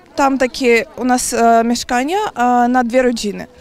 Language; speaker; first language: Polish; non-native, learner; Ukrainian